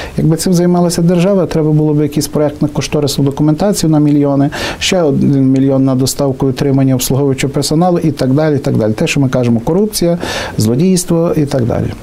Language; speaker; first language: Ukrainian; native; Ukrainian